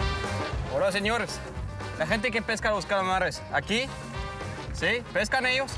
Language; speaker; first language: Spanish; non-native, learner; French